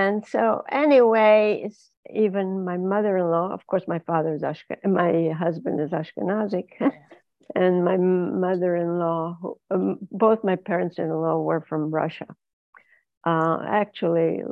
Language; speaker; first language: English; non-native, fluent; Ladino